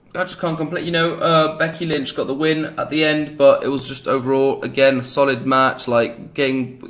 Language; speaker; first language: English; native; English